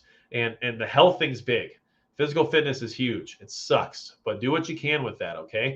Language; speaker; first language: English; native; English